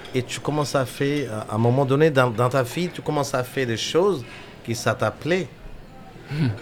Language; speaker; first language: French; non-native, fluent; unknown